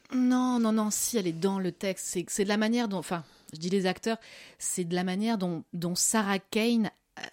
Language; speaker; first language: French; native; French